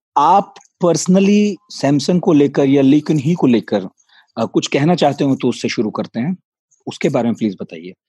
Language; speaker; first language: Hindi; native; Hindi